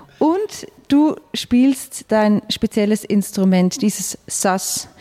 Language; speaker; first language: German; native; German